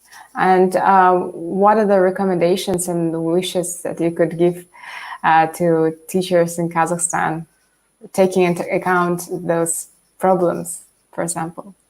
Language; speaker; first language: English; non-native, fluent; Russian